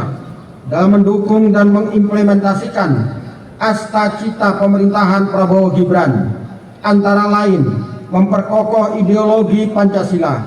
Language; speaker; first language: Indonesian; native; Indonesian